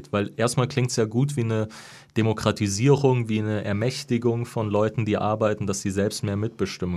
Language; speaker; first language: German; native; German